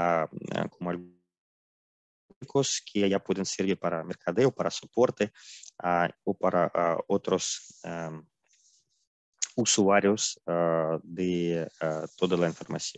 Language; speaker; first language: Spanish; non-native, fluent; Russian